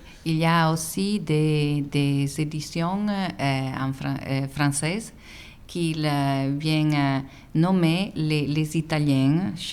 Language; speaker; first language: French; non-native, fluent; Italian